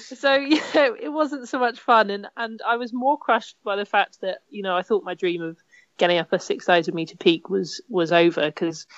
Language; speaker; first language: English; native; English